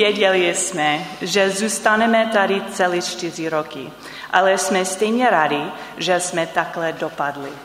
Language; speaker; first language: Czech; non-native, learner; English